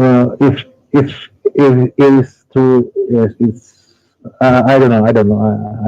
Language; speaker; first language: English; non-native, learner; Indonesian